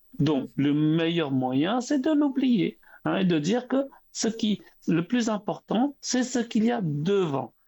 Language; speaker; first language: French; early bilingual, other home language; Khmer